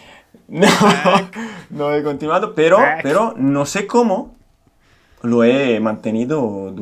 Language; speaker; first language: Spanish; non-native, fluent; Italian